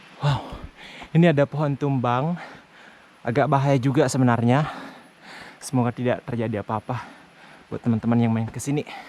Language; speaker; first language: Indonesian; non-native, local second language; Buginese